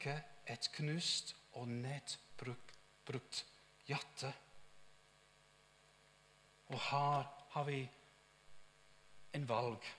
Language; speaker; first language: Norwegian; non-native, fluent; English